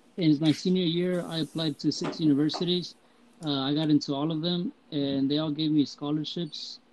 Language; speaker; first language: English; early bilingual, heritage; Spanish